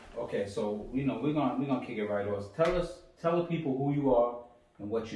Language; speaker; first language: English; native; English